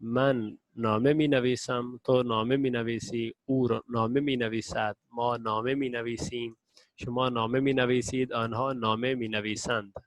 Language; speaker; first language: Persian; non-native, fluent; Urdu